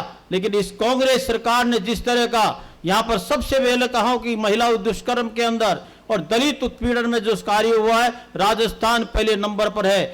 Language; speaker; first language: Hindi; native; Hindi